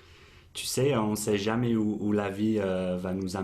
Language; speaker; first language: French; non-native, fluent; English